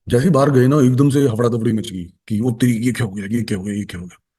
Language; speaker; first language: Hindi; native; Hindi